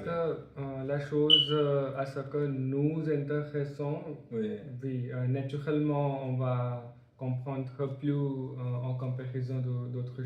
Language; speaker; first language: French; non-native, learner; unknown